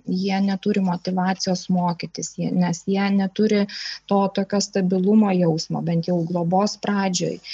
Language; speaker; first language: Lithuanian; native; Lithuanian